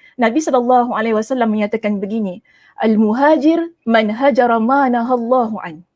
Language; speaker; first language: Malay; native; Malay